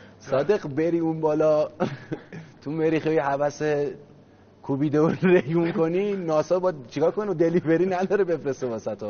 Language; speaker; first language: Persian; native; Persian